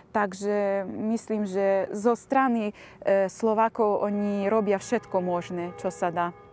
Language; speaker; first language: Slovak; non-native, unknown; Ukrainian